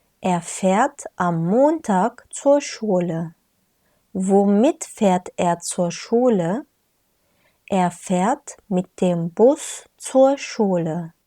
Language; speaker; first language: German; non-native, fluent; Turkish